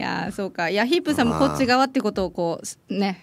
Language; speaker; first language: Japanese; native; Japanese